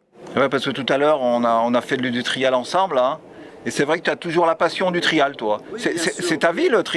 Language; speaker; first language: French; native; French